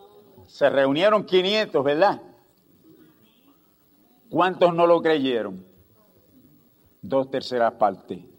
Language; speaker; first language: Spanish; native; Spanish